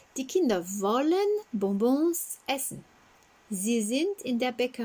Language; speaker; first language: German; non-native, fluent; French